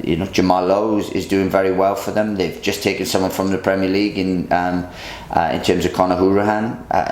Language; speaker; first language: English; native; English